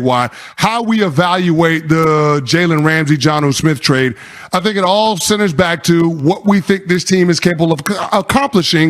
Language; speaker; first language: English; native; English